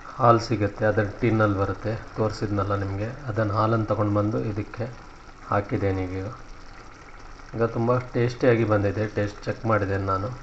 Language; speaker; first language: Kannada; non-native, local second language; Tulu